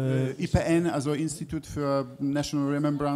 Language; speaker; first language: German; non-native, fluent; Polish